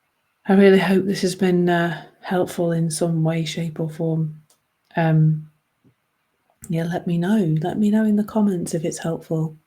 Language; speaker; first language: English; native; English